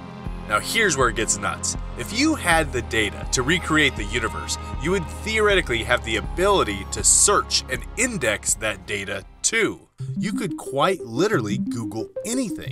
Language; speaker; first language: English; native; English